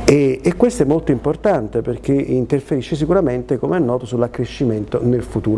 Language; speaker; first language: Italian; native; Italian